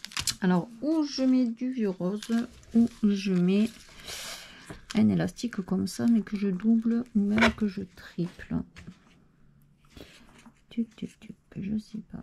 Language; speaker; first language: French; native; French